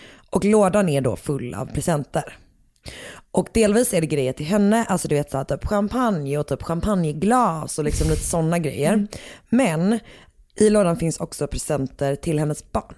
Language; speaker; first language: Swedish; native; Swedish